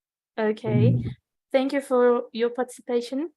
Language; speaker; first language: English; non-native, fluent; Portuguese